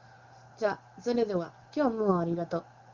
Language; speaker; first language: Japanese; non-native, learner; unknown